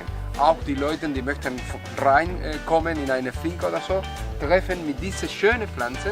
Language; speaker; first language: German; non-native, fluent; Spanish